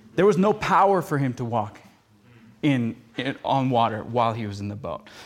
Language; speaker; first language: English; early bilingual, other home language; Spanish